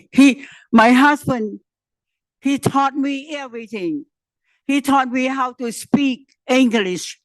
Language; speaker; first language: English; non-native, learner; Chinese